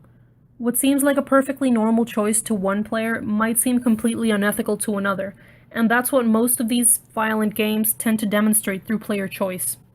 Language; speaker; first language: English; native; English